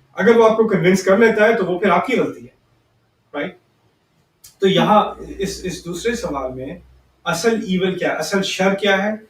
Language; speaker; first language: Urdu; early bilingual, heritage; Urdu